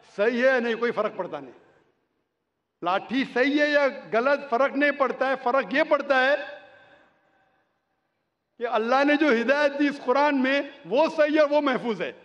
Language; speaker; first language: Hindi; non-native, local second language; Konkani